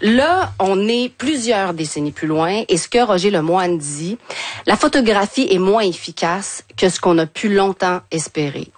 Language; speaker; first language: French; native; French